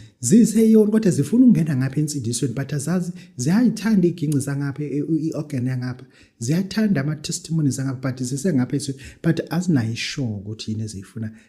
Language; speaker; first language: Zulu; native; Zulu